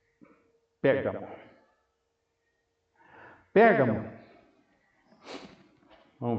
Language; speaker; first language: Portuguese; native; Portuguese